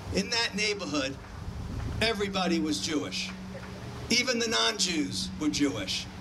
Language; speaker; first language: English; native; English